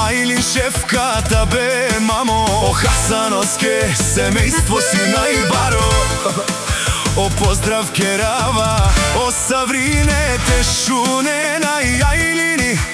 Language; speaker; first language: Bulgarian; non-native, local second language; Romany